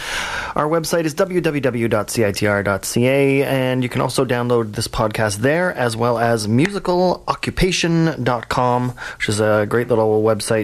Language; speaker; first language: English; native; English